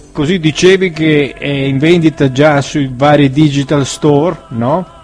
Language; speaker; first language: Italian; native; Italian